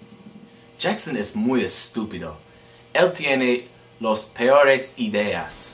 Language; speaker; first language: Spanish; non-native, learner; English